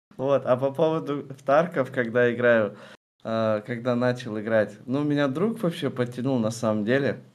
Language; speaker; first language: Russian; native; Russian